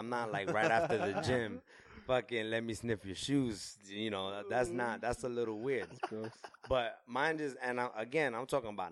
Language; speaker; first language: English; native; English